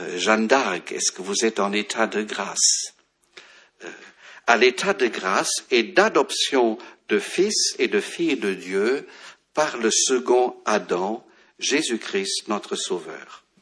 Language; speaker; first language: French; non-native, fluent; German